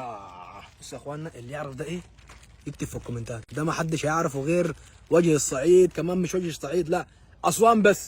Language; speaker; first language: Arabic; native; Arabic